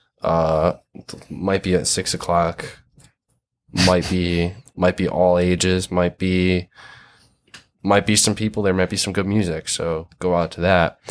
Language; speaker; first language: English; native; English